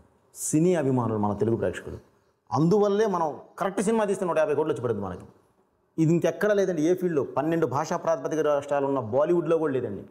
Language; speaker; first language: Telugu; native; Telugu